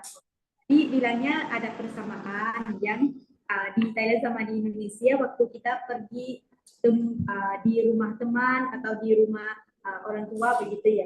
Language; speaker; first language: Indonesian; non-native, learner; Thai